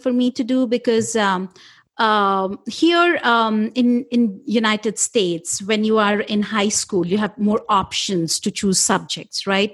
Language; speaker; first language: English; non-native, local second language; Hindi